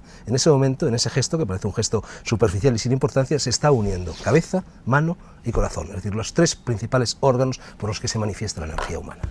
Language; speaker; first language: Spanish; native; Spanish